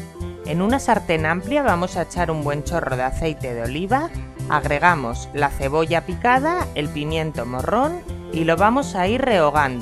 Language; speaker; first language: Spanish; native; Spanish